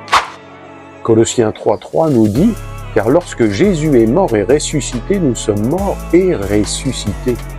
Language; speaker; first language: French; native; French